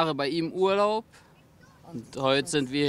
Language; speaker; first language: German; native; German